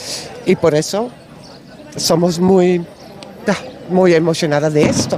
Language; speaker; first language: Spanish; non-native, learner; Dutch